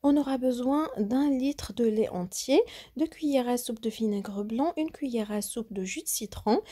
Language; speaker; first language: French; non-native, local second language; Arabic